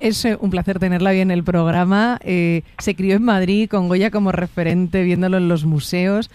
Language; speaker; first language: Spanish; native; Spanish